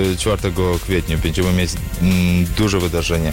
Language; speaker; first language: Polish; non-native, learner; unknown